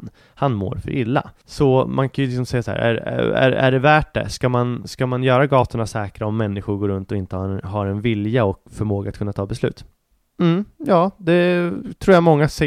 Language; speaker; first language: Swedish; native; Swedish